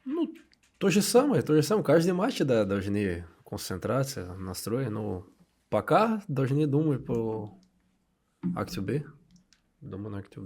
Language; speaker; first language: Russian; non-native, learner; Portuguese